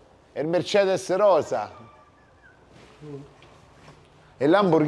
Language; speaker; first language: Italian; native; Italian